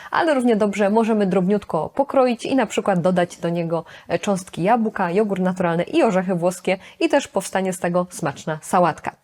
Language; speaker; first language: Polish; native; Polish